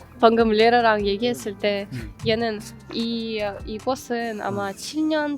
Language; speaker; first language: Korean; non-native, learner; Russian